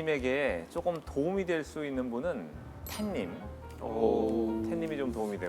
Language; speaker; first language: Korean; native; Korean